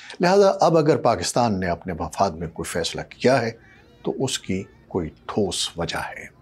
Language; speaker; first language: Urdu; native; Urdu